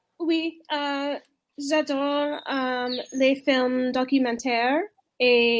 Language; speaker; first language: French; non-native, learner; English